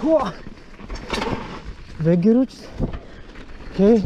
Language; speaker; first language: German; non-native, learner; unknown